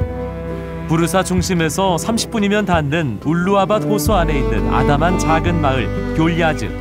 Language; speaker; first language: Korean; native; Korean